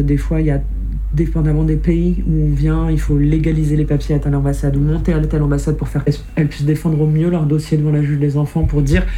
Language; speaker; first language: French; native; French